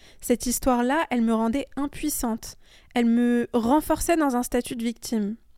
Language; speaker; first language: French; early bilingual, other home language; Persian